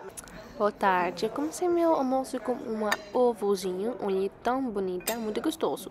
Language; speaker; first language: Portuguese; non-native, learner; Dutch